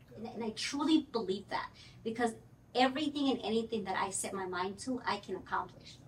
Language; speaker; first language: English; early bilingual, other home language; Spanish